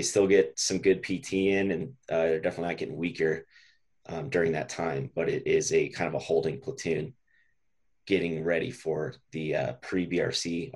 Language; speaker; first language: English; native; English